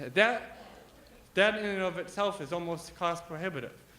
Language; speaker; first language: English; native; English